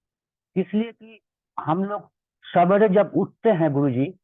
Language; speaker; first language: Hindi; non-native, local second language; Bangla